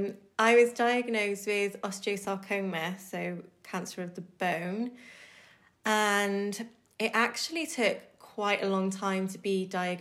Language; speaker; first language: English; native; English